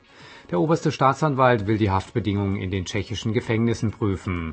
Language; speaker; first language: German; native; German